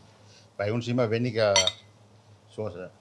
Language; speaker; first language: German; non-native, learner; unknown